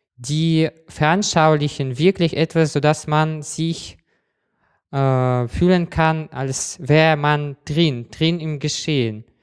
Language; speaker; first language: German; non-native, fluent; Russian